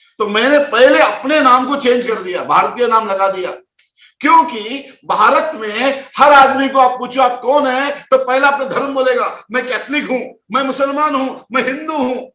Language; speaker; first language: Hindi; non-native, local second language; Konkani